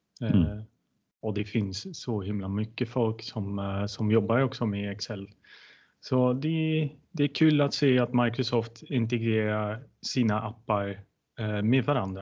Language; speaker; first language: Swedish; non-native, fluent; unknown